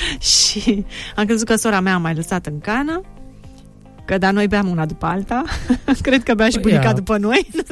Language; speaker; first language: Romanian; native; Romanian